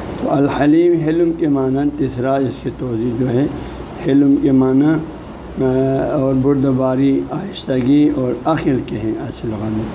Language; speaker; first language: Urdu; non-native, local second language; Balti